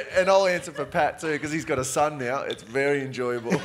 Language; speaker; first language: English; native; English